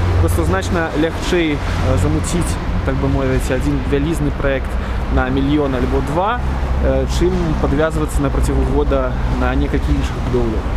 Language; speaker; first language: Belarusian; non-native, local second language; Russian